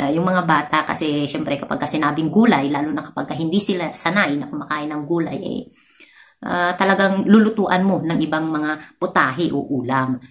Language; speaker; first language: Filipino; non-native, local second language; Iloko